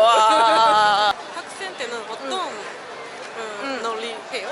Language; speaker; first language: Korean; non-native, learner; Japanese